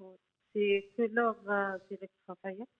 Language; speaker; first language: French; non-native, learner; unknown